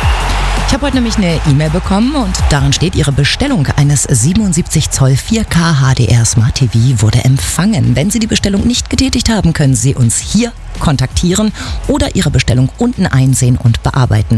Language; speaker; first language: German; native; German